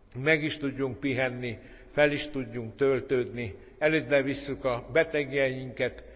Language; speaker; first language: Hungarian; native; Hungarian